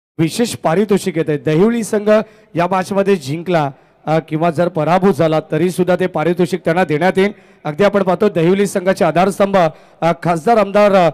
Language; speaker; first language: Marathi; native; Marathi